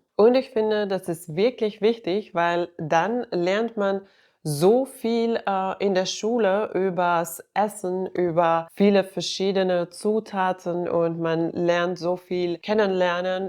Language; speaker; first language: German; non-native, fluent; Finnish